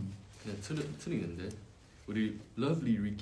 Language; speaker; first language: Korean; non-native, learner; Chinese